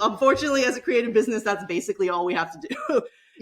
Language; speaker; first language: English; native; English